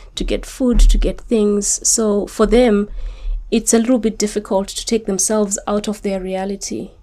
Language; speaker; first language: English; non-native, local second language; Shona